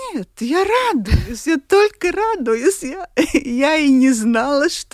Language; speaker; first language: Russian; non-native, local second language; Latvian